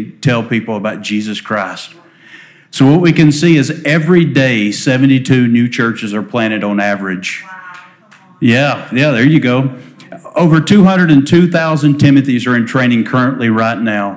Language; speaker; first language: English; native; English